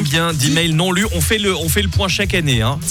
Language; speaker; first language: French; native; French